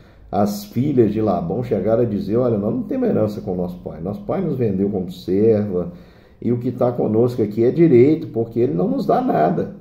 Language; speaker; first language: Portuguese; native; Portuguese